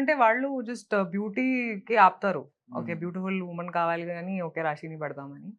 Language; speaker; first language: Telugu; non-native, local second language; Hindi